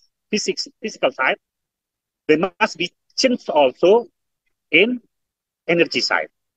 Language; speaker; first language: English; non-native, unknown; Indonesian